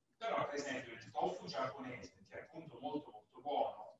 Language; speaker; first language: Italian; native; Italian